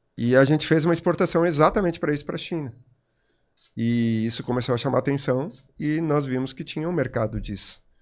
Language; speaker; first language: Portuguese; non-native, local second language; German